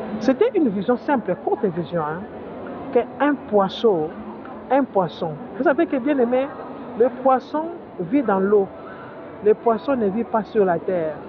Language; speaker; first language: French; non-native, local second language; Lingala